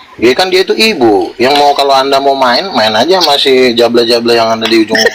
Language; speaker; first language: Indonesian; native; Indonesian